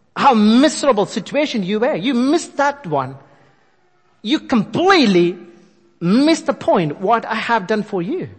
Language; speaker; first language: English; non-native, local second language; Malayalam